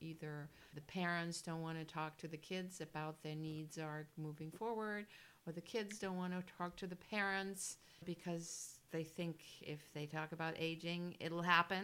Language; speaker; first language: English; non-native, fluent; German